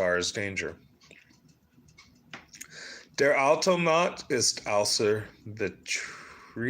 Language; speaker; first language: German; non-native, learner; English